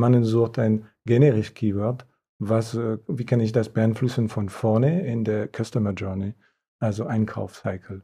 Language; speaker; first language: German; non-native, fluent; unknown